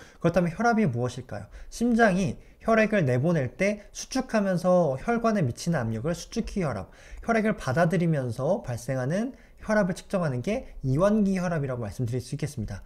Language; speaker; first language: Korean; native; Korean